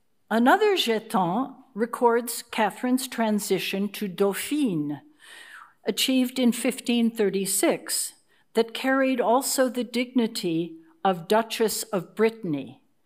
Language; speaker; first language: English; native; English